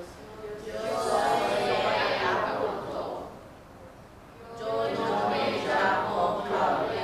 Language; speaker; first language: Spanish; non-native, learner; Malay